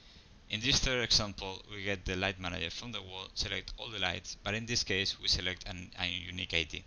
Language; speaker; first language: English; non-native, fluent; Spanish